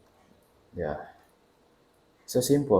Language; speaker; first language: English; non-native, learner; Indonesian